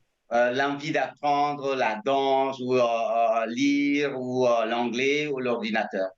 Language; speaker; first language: French; non-native, fluent; Indonesian